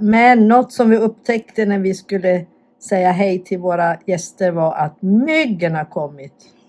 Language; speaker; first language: Swedish; native; Swedish